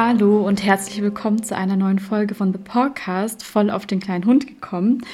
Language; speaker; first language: German; native; German